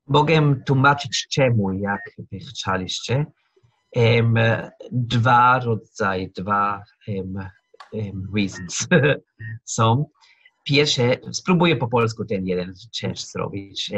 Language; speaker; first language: Polish; non-native, learner; German